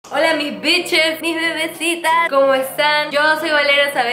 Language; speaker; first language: Spanish; native; Spanish